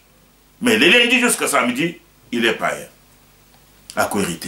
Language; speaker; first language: French; non-native, local second language; Lingala